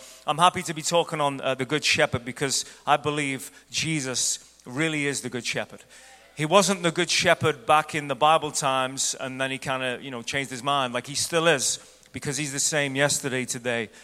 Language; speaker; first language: English; native; English